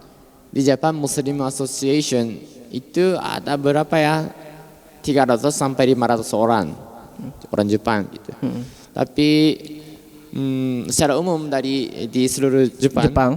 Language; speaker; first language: Indonesian; non-native, fluent; Japanese